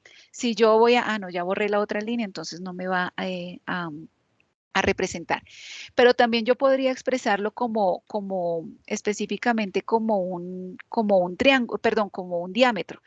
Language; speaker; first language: Spanish; native; Spanish